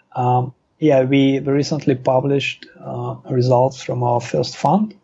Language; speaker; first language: English; non-native, fluent; Russian